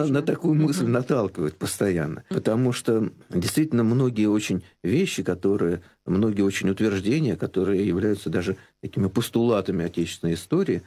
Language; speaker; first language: Russian; native; Russian